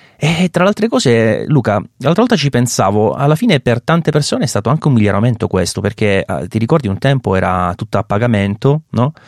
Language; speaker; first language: Italian; native; Italian